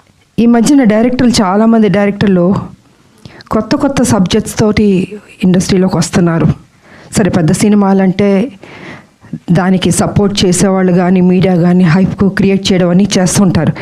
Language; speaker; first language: Telugu; native; Telugu